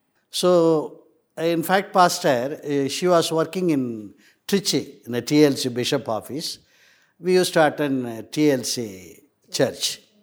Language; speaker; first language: English; non-native, local second language; Tamil